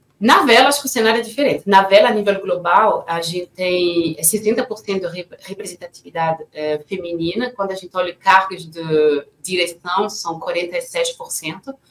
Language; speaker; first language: Portuguese; non-native, fluent; French